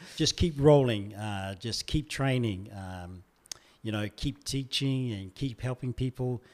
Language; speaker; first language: English; native; English